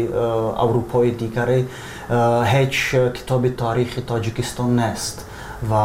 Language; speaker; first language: Persian; non-native, fluent; Czech